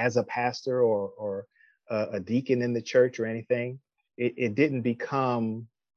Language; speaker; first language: English; native; English